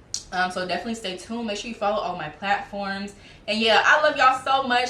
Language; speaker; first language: English; native; English